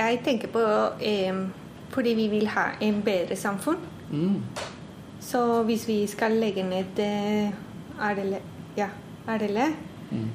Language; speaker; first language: Norwegian; non-native, fluent; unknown